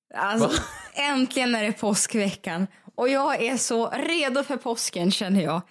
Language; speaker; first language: Swedish; non-native, fluent; Russian